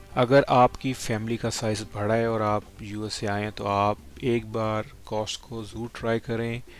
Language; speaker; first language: Urdu; non-native, local second language; Punjabi